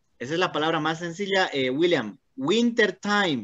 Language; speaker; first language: Spanish; native; Spanish